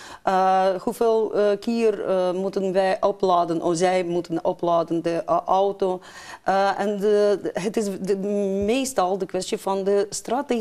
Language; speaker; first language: Dutch; non-native, fluent; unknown